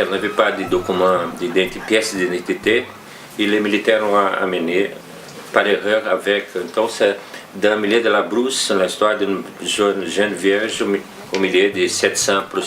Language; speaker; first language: French; non-native, fluent; Portuguese